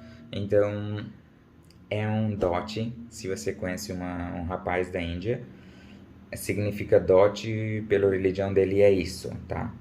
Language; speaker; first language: Portuguese; non-native, learner; Urdu